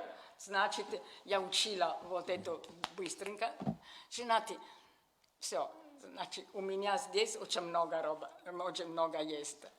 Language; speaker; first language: Russian; non-native, learner; Italian